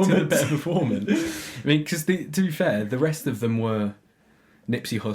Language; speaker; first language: English; native; English